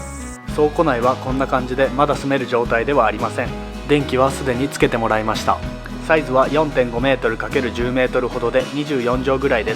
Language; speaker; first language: Japanese; native; Japanese